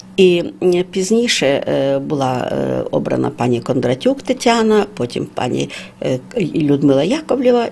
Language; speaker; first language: Ukrainian; native; Ukrainian